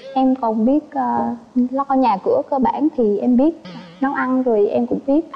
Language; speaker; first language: Vietnamese; native; Vietnamese